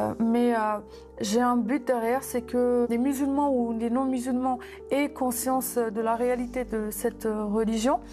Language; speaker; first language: French; non-native, local second language; Arabic